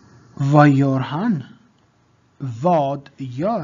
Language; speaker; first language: Swedish; non-native, fluent; Tigrinya